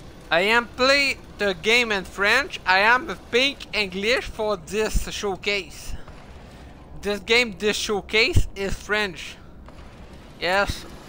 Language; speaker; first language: English; non-native, learner; French